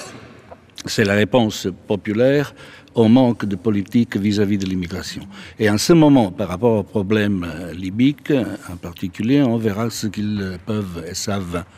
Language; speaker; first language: French; non-native, fluent; Italian